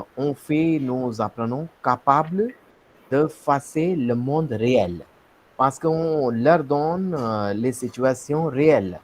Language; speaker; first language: French; non-native, learner; Hindi